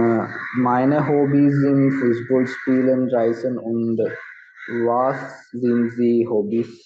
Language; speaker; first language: German; non-native, learner; Malayalam